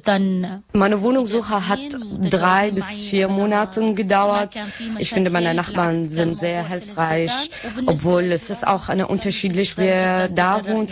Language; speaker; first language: German; non-native, learner; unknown